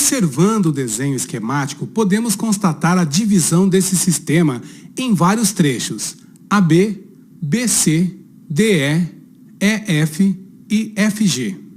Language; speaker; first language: Portuguese; native; Portuguese